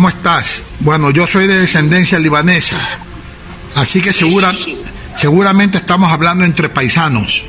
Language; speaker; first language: Spanish; native; Spanish